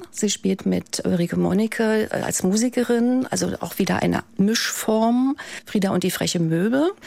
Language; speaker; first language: German; native; German